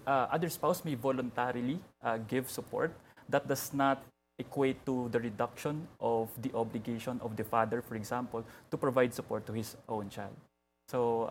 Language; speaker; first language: English; non-native, local second language; Hiligaynon